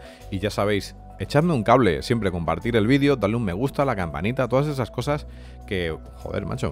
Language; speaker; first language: Spanish; native; Spanish